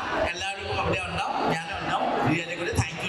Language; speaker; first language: Malayalam; non-native, learner; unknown